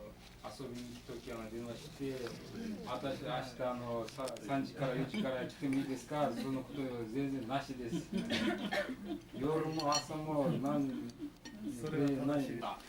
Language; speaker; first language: Japanese; non-native, learner; Kyrgyz